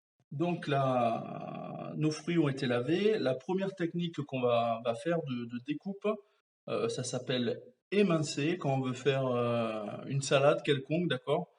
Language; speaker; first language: French; native; French